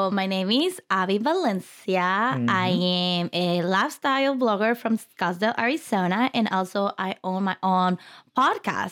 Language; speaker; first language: English; non-native, fluent; Spanish